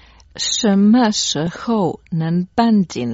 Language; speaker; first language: Chinese; non-native, learner; Croatian